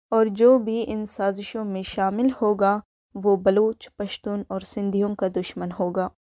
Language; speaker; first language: Urdu; non-native, local second language; Baluchi